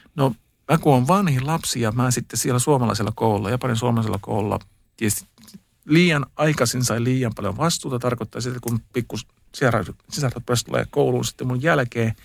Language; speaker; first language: Finnish; early bilingual, heritage; Finnish